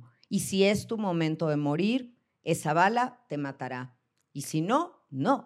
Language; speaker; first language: Spanish; native; Spanish